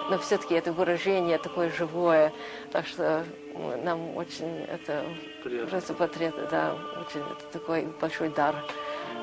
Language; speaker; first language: Russian; early bilingual, heritage; Russian